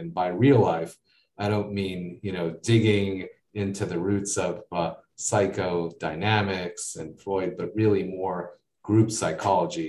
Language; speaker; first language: English; native; English